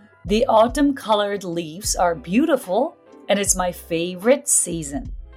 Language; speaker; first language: English; non-native, fluent; Japanese